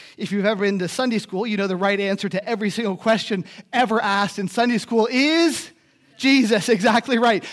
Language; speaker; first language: English; native; English